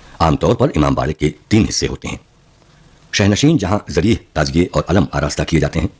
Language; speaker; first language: Urdu; native; Urdu